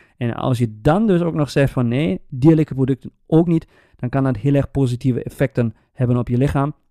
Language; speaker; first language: Dutch; native; Dutch